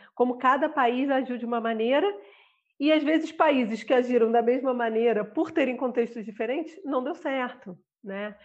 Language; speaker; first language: Portuguese; native; Portuguese